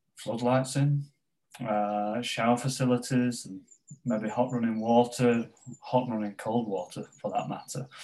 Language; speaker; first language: English; native; English